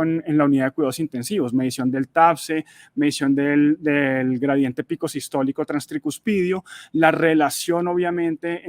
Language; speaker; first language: Spanish; native; Spanish